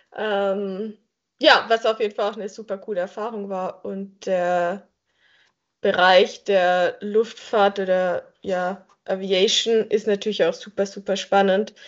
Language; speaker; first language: German; native; German